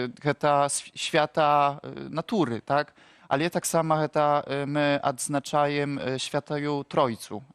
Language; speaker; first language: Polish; non-native, local second language; Ukrainian